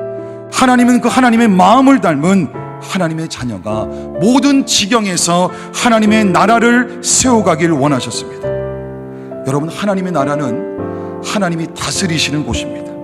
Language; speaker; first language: Korean; native; Korean